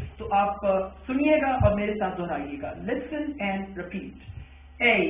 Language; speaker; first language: Urdu; native; Urdu